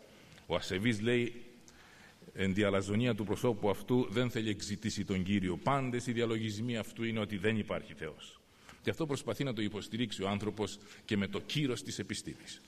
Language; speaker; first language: Greek; native; Greek